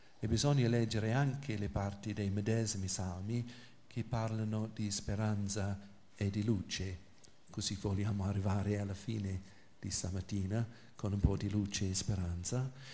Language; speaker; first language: Italian; non-native, fluent; English